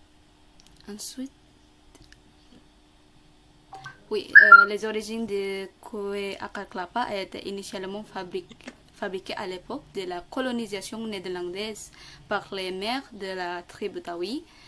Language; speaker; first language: French; non-native, learner; Indonesian